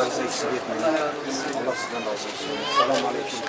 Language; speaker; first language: Turkish; native; Turkish